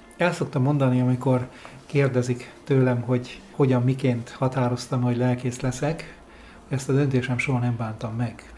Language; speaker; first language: Hungarian; native; Hungarian